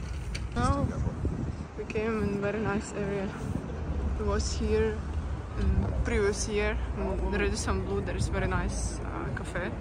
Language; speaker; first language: English; non-native, fluent; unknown